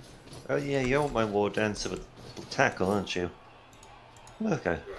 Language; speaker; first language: English; native; English